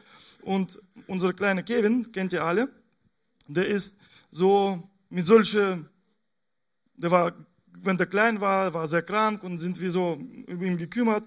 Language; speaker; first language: German; non-native, fluent; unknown